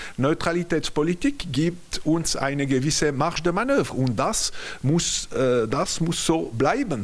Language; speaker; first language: German; non-native, local second language; French